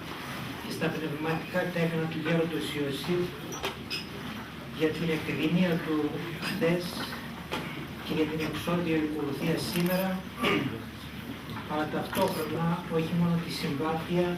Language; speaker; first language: Greek; native; Greek